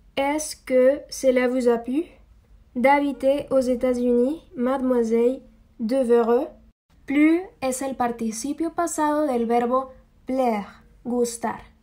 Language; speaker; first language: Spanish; native; Spanish